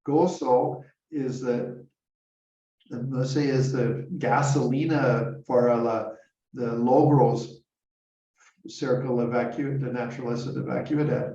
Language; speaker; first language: Spanish; non-native, learner; English